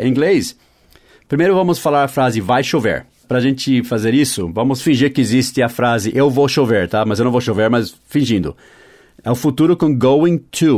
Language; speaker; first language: Portuguese; non-native, fluent; English